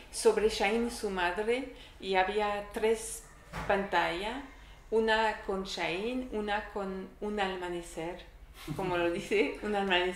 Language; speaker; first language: Spanish; non-native, learner; French